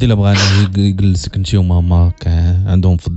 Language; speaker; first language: Arabic; native; Arabic